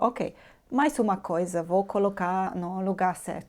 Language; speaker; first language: Portuguese; non-native, fluent; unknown